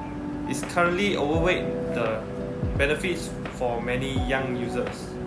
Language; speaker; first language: English; non-native, local second language; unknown